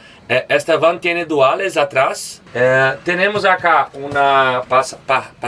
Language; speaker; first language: Spanish; non-native, learner; Portuguese